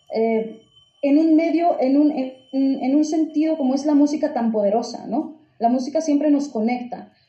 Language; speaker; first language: Spanish; native; Spanish